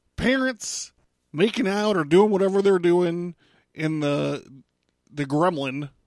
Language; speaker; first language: English; native; English